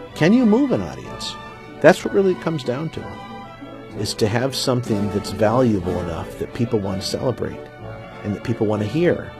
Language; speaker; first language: English; native; English